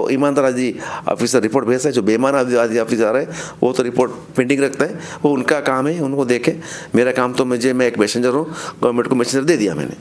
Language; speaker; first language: Hindi; non-native, local second language; Urdu